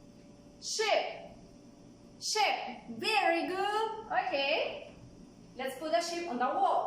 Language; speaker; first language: English; non-native, fluent; Spanish